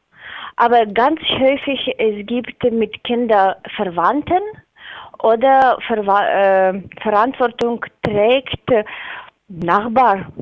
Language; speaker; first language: German; non-native, learner; Latvian